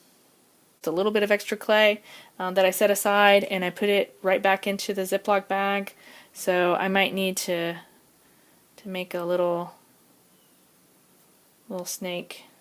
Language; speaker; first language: English; native; English